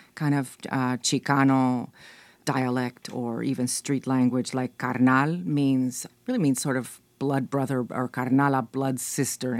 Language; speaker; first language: English; early bilingual, other home language; Spanish